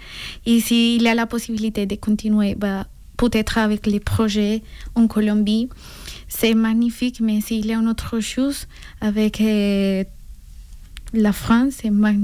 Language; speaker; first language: French; non-native, learner; Spanish